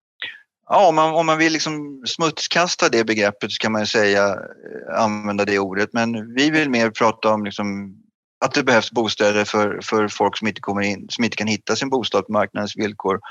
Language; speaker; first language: Swedish; native; Swedish